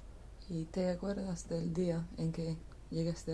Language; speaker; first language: Spanish; non-native, fluent; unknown